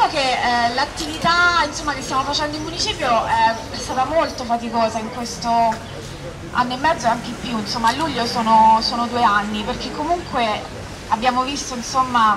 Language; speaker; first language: Italian; native; Italian